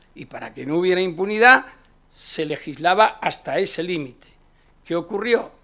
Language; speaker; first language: Spanish; native; Spanish